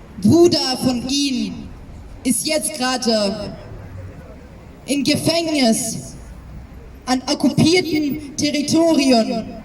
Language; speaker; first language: German; non-native, fluent; Ukrainian